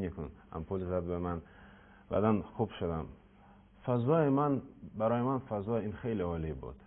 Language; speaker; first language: Persian; non-native, learner; Russian